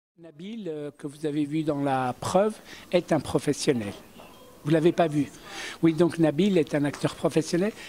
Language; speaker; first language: French; early bilingual, other home language; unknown